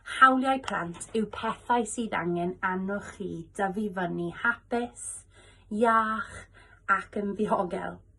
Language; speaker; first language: Welsh; non-native, local second language; English